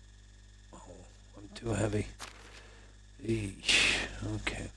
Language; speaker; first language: English; native; English